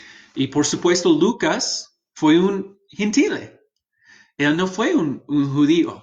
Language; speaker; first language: Spanish; non-native, fluent; English